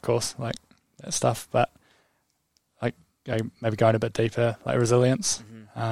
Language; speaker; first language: English; native; English